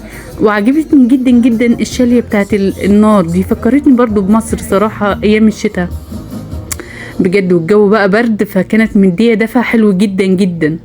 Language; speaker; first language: Arabic; native; Arabic